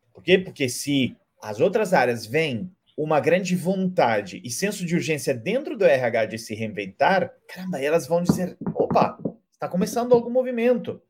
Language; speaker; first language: Portuguese; non-native, fluent; Italian